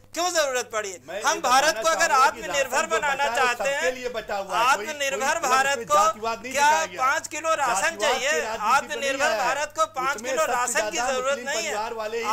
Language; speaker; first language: Hindi; native; Hindi